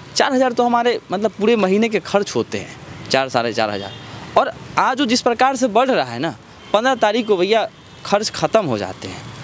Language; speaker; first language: Hindi; native; Hindi